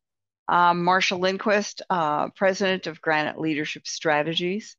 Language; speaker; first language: English; native; English